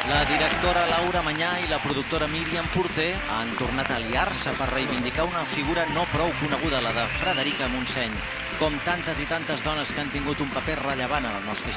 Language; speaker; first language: Catalan; native; Catalan